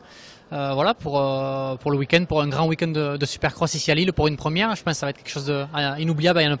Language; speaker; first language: French; native; French